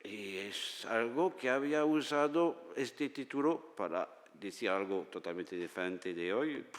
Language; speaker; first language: Spanish; non-native, fluent; French